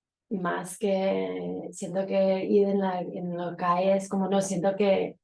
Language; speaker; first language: Spanish; early bilingual, heritage; Spanish